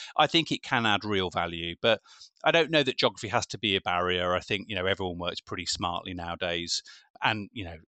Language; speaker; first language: English; native; English